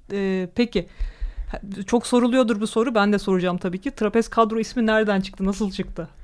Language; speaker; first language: Turkish; native; Turkish